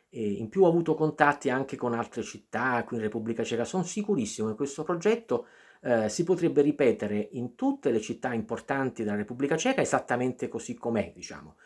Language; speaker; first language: Italian; native; Italian